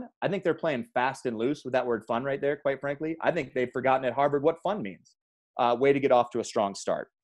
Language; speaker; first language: English; native; English